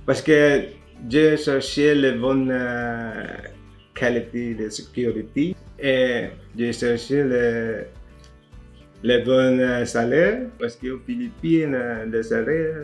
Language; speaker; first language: French; non-native, learner; Filipino